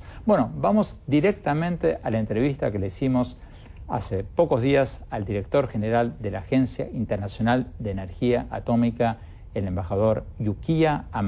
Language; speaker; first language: Spanish; native; Spanish